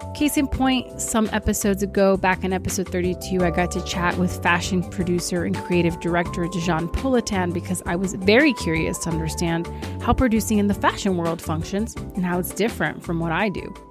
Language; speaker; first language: English; early bilingual, other home language; Portuguese